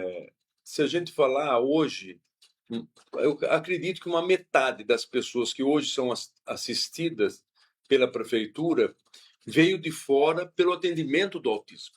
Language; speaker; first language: Portuguese; native; Portuguese